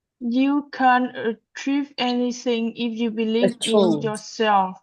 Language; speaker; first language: English; non-native, learner; Vietnamese